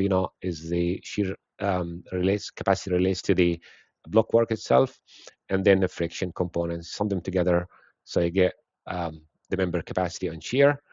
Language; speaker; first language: English; non-native, fluent; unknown